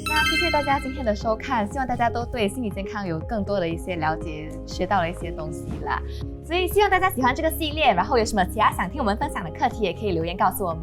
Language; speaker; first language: Chinese; native; Chinese